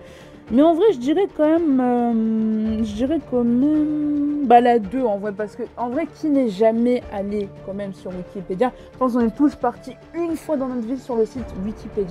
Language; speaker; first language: French; native; French